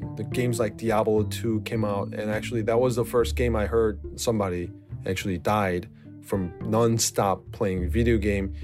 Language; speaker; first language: English; non-native, fluent; Korean